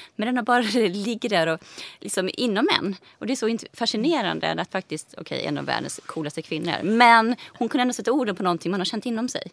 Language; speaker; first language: Swedish; early bilingual, other home language; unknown